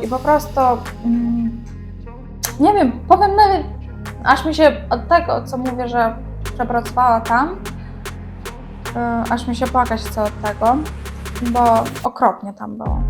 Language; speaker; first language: Polish; non-native, learner; Ukrainian